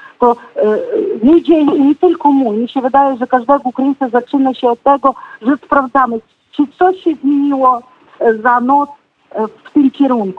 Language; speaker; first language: Polish; non-native, fluent; Ukrainian